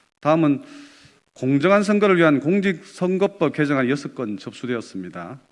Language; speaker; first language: Korean; native; Korean